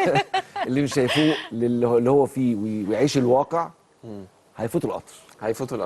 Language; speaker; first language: Arabic; native; Arabic